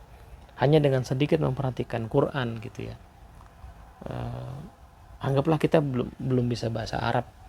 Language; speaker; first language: Indonesian; native; Indonesian